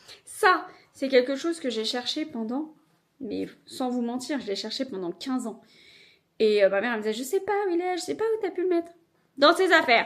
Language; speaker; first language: French; native; French